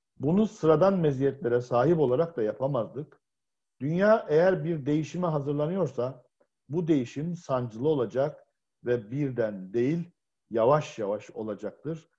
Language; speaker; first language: Turkish; native; Turkish